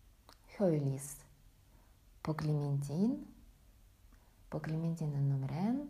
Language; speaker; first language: Norwegian; non-native, fluent; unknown